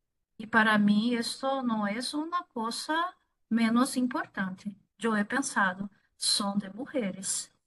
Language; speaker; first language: Spanish; non-native, fluent; Portuguese